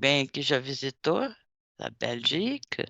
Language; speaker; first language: Portuguese; non-native, fluent; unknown